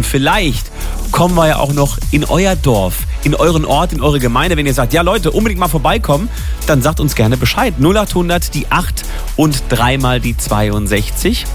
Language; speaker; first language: German; native; German